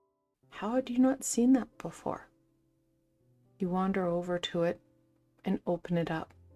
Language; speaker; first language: English; native; English